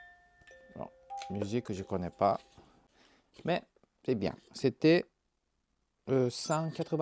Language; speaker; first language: French; non-native, learner; Japanese